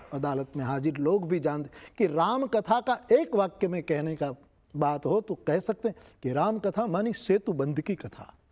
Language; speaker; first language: Hindi; non-native, local second language; Gujarati